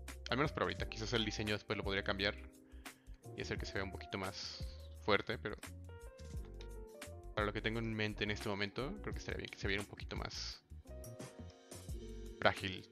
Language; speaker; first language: Spanish; native; Spanish